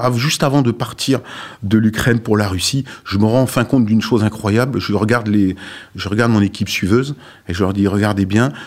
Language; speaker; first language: French; native; French